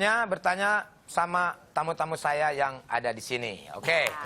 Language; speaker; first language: Indonesian; native; Indonesian